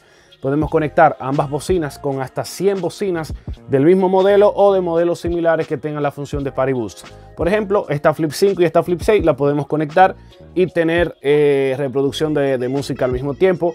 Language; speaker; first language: Spanish; native; Spanish